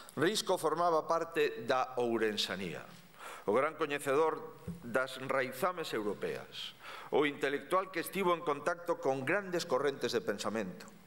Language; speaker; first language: Galician; native; Galician